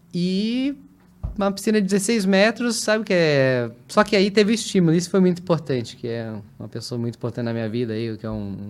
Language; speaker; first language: Portuguese; native; Portuguese